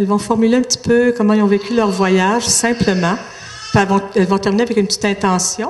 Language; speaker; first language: French; native; French